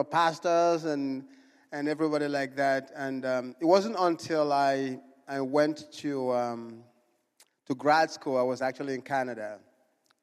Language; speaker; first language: English; non-native, local second language; Igbo